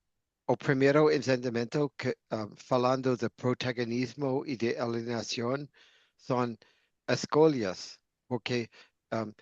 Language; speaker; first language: Portuguese; non-native, fluent; English